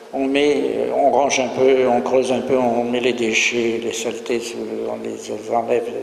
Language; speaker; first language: French; native; French